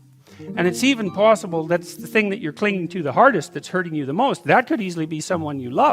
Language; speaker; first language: English; native; English